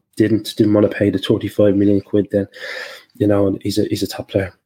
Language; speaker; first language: English; native; English